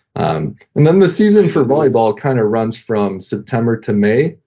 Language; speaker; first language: English; non-native, fluent; French